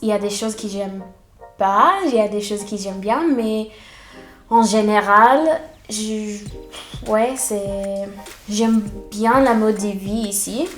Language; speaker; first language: French; non-native, fluent; English